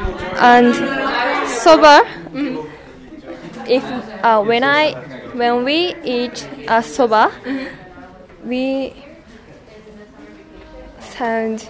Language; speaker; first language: English; non-native, learner; Japanese